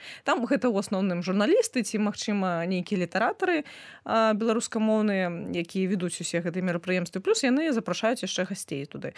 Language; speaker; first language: Belarusian; native; Belarusian